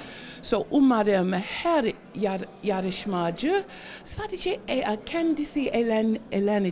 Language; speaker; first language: Turkish; non-native, learner; English